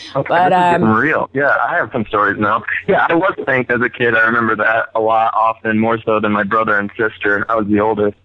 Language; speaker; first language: English; native; English